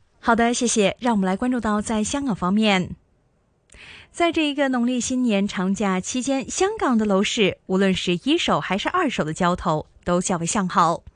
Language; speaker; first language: Chinese; non-native, local second language; Cantonese